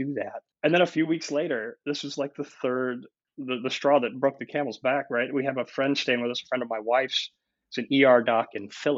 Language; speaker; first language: English; native; English